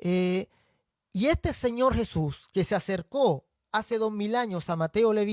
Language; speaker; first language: Spanish; native; Spanish